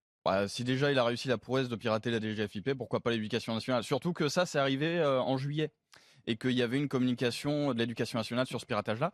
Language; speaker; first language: French; native; French